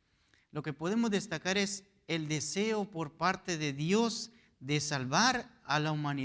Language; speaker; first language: Spanish; native; Spanish